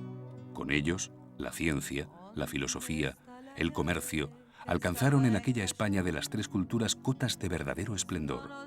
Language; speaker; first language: Spanish; native; Spanish